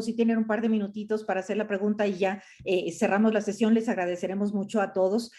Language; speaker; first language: Spanish; native; Spanish